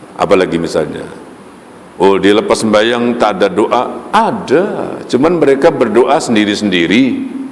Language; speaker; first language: Malay; native; Malay